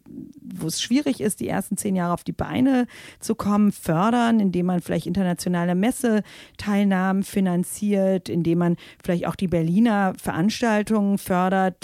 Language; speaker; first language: German; native; German